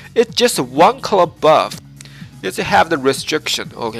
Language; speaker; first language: English; non-native, learner; Japanese